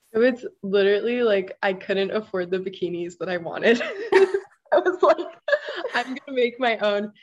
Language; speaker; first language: English; native; English